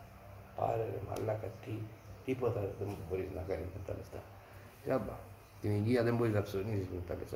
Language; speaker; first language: Greek; non-native, fluent; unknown